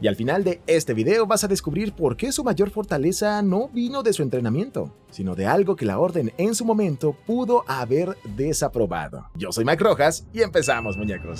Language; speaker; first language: Spanish; native; Spanish